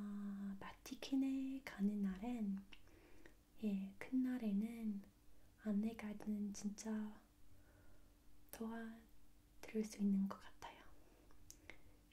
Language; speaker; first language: Korean; non-native, fluent; English